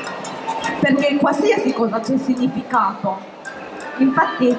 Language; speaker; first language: Italian; non-native, fluent; Japanese